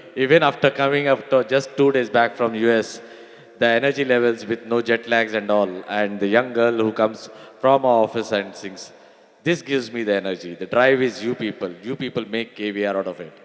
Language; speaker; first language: English; non-native, local second language; Marathi